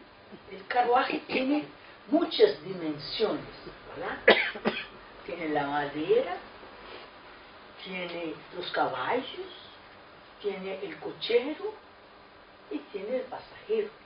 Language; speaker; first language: Spanish; non-native, fluent; Portuguese